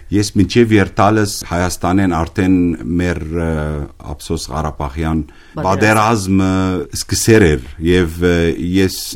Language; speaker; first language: Armenian; early bilingual, heritage; Armenian